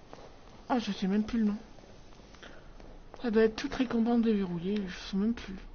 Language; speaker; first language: French; native; French